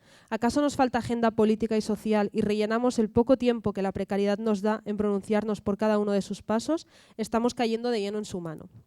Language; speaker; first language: Spanish; native; Spanish